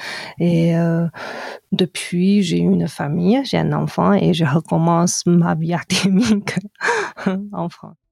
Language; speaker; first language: French; non-native, fluent; Chinese